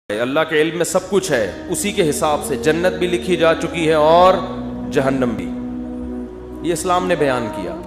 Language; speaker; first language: Urdu; native; Urdu